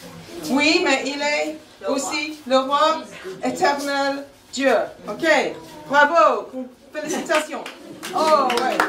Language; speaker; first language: French; non-native, fluent; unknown